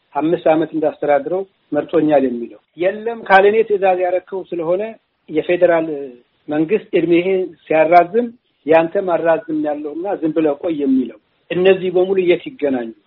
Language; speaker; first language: Amharic; non-native, local second language; Tigrinya